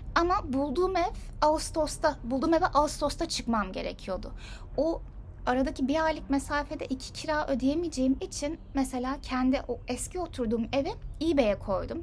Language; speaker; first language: Turkish; native; Turkish